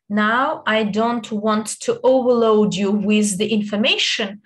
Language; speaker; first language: English; non-native, fluent; Italian